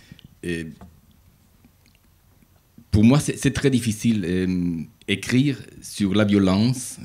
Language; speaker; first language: French; non-native, learner; Spanish